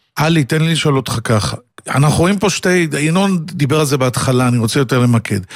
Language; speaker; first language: Hebrew; native; Hebrew